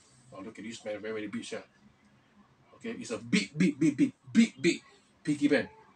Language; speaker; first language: English; non-native, local second language; Chinese